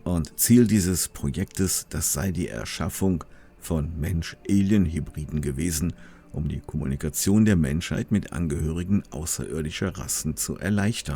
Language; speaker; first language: German; native; German